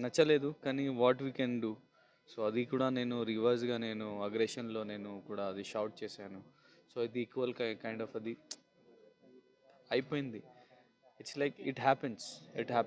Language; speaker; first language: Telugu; non-native, local second language; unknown